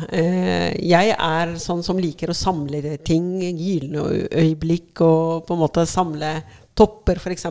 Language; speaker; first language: Norwegian; non-native, fluent; Arabic